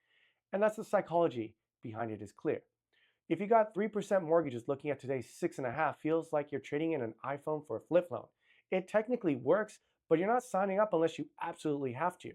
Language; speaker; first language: English; native; English